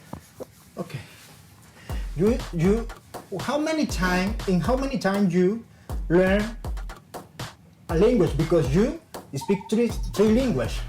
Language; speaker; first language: English; non-native, learner; Spanish